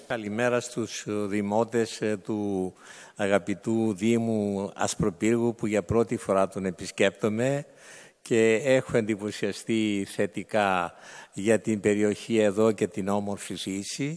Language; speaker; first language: Greek; native; Greek